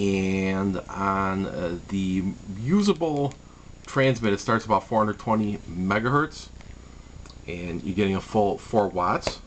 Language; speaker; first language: English; native; English